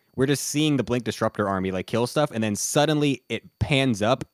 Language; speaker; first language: English; native; English